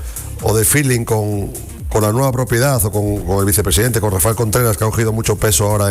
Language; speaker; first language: Spanish; native; Spanish